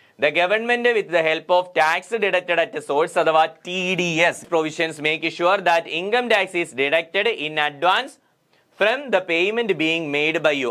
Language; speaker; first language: English; non-native, local second language; Malayalam